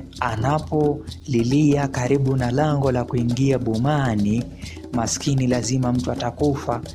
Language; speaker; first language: Swahili; non-native, local second language; Luyia